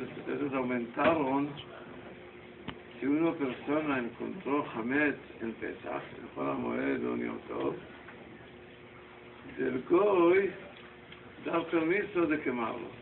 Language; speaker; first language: Spanish; non-native, fluent; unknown